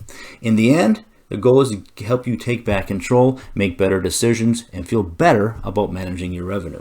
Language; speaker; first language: English; native; English